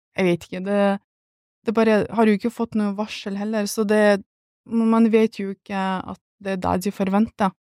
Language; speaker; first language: Norwegian; early bilingual, other home language; Russian